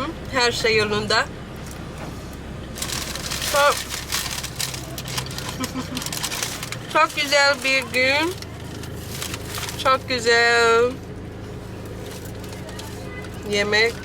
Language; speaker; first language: Turkish; non-native, learner; English